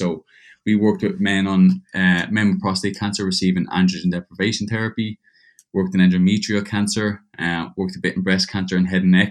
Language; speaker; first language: English; native; English